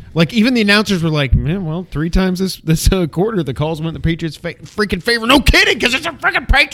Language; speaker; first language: English; native; English